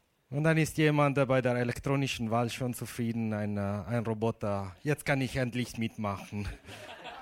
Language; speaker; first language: German; non-native, fluent; Italian